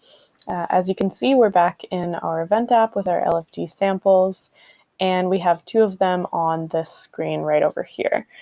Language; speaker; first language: English; native; English